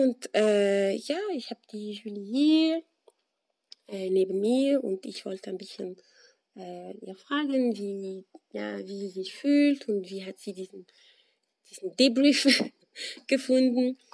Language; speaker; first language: German; non-native, fluent; French